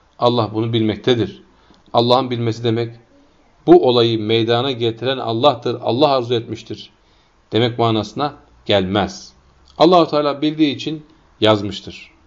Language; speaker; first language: Turkish; non-native, fluent; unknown